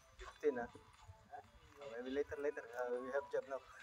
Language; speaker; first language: English; non-native, local second language; Filipino